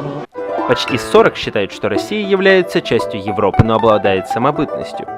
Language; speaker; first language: Russian; native; Russian